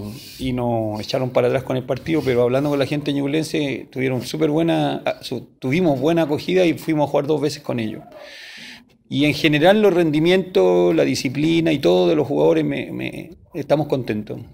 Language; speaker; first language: Spanish; native; Spanish